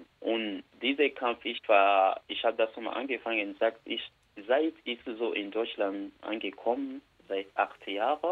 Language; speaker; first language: German; non-native, learner; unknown